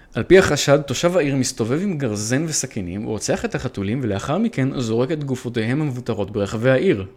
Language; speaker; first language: Hebrew; native; Hebrew